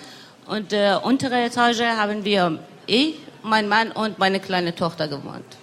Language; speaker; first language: German; non-native, learner; Persian